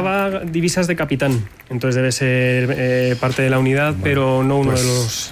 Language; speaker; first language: Spanish; native; Spanish